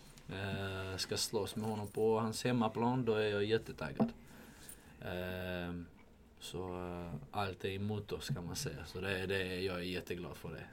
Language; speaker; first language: Swedish; non-native, fluent; Georgian